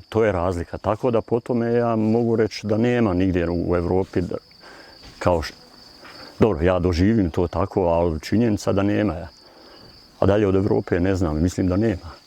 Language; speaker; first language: Bosnian; native; Bosnian